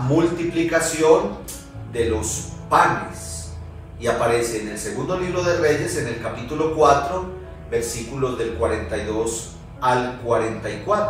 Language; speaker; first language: Spanish; native; Spanish